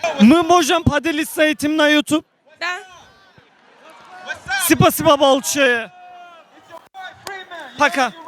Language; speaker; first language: Russian; non-native, learner; Turkish